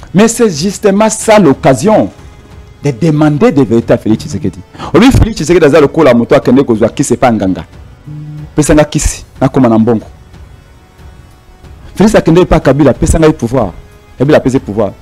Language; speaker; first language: French; non-native, local second language; Lingala